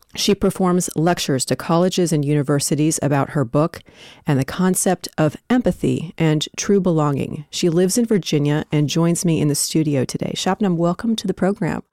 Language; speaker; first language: English; native; English